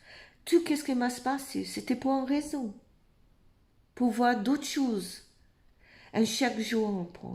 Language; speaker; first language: French; non-native, fluent; English